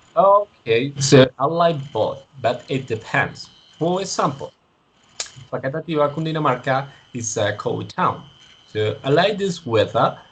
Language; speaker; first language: English; non-native, learner; Spanish